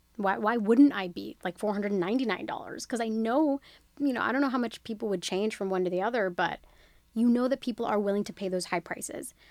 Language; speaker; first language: English; native; English